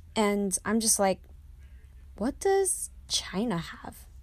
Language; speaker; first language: English; native; English